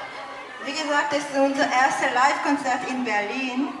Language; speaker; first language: German; non-native, learner; Korean